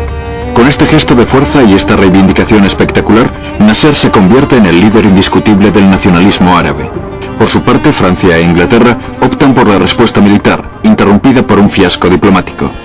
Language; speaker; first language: Spanish; native; Spanish